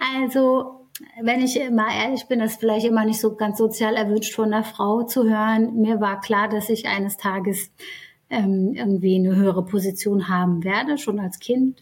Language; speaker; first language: German; early bilingual, other home language; Turkish